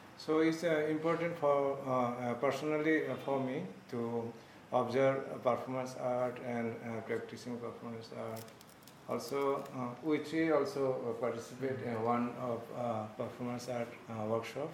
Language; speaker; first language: English; non-native, local second language; Kok Borok